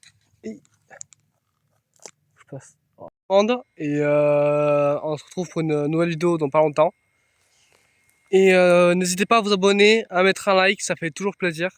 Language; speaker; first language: French; native; French